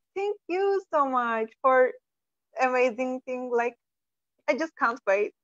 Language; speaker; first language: English; non-native, fluent; Turkish